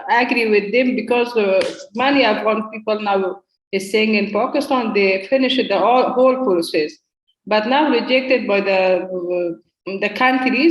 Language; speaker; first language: English; non-native, learner; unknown